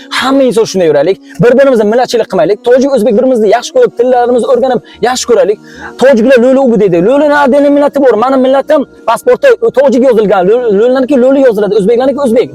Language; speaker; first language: Uzbek; native; Uzbek